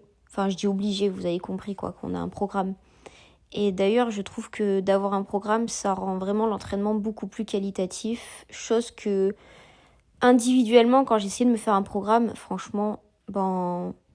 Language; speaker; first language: French; native; French